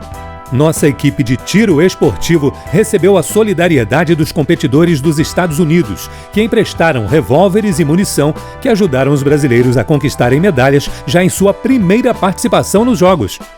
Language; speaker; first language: Portuguese; native; Portuguese